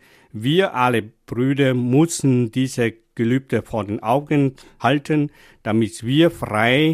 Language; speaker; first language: German; non-native, fluent; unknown